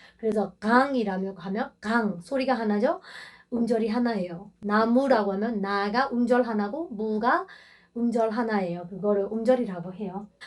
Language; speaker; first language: Korean; non-native, fluent; Burmese